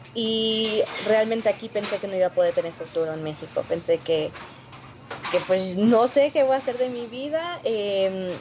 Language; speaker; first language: Spanish; early bilingual, heritage; Spanish